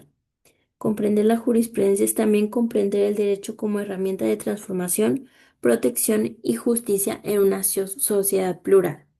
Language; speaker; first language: Spanish; native; Spanish